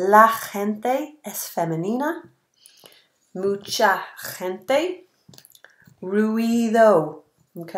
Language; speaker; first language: Spanish; non-native, fluent; English